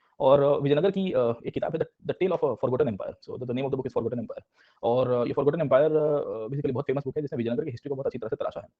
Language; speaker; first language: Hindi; non-native, local second language; Gujarati